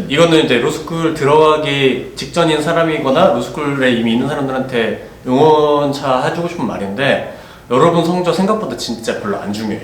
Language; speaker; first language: Korean; native; Korean